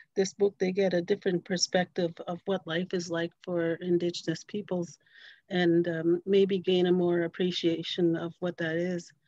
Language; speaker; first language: English; native; English